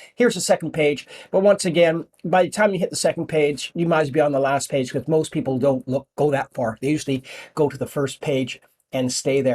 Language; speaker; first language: English; native; English